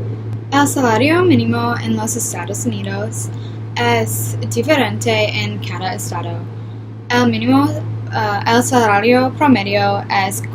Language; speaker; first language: Spanish; non-native, learner; English